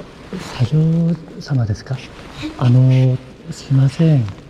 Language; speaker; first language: Japanese; non-native, learner; Korean